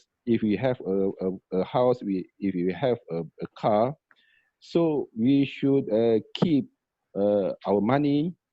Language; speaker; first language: English; non-native, learner; Malay